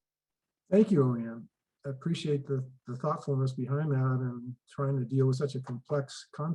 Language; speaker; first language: English; native; English